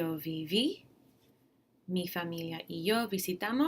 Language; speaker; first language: Spanish; non-native, fluent; English